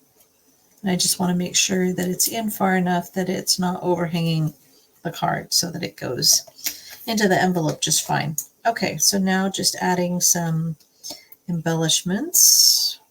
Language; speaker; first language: English; native; English